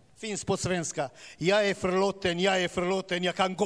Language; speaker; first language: Swedish; non-native, learner; Romanian